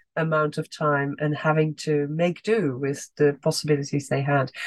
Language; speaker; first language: English; non-native, fluent; Dutch